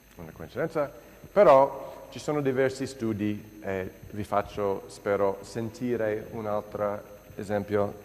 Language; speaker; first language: Italian; non-native, fluent; English